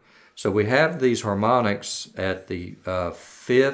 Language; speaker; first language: English; native; English